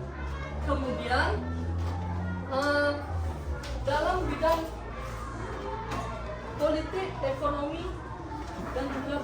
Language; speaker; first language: Indonesian; native; Indonesian